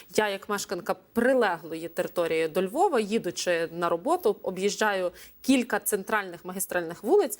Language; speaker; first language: Ukrainian; native; Ukrainian